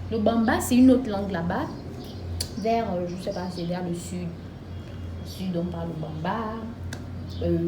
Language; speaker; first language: French; non-native, local second language; Fang